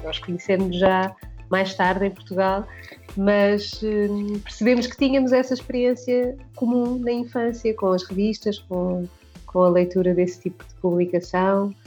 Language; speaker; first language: Portuguese; native; Portuguese